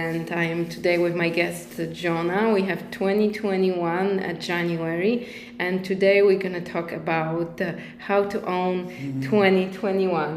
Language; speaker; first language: English; non-native, fluent; Polish